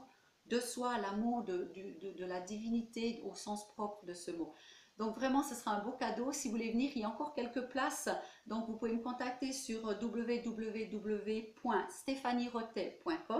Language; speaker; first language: French; native; French